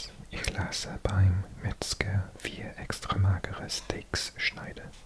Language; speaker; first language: German; non-native, learner; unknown